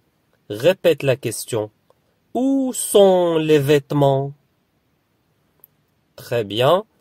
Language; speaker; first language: French; non-native, fluent; Arabic